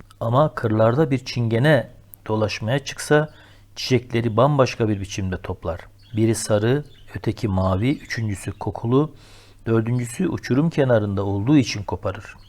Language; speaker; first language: Turkish; native; Turkish